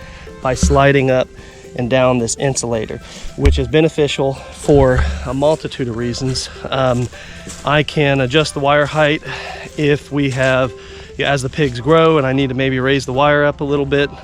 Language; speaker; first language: English; native; English